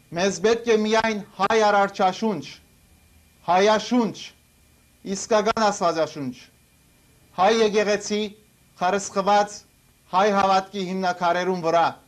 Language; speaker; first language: Armenian; early bilingual, heritage; Armenian